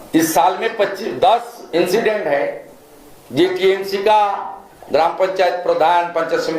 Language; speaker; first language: Hindi; non-native, local second language; Bangla